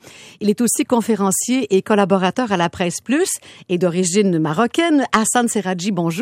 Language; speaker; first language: French; native; French